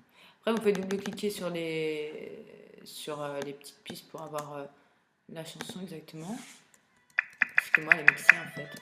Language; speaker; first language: French; native; French